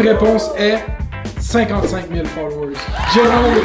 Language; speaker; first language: French; native; French